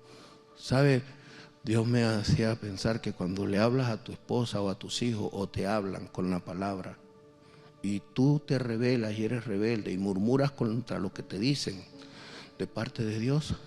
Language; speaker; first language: Spanish; native; Spanish